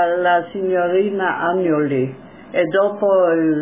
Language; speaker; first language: Italian; non-native, local second language; German